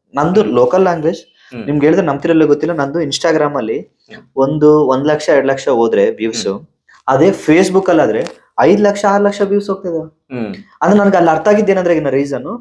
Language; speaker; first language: Kannada; native; Kannada